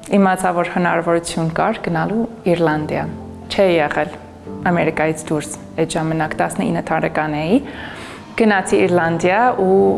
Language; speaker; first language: Armenian; non-native, fluent; English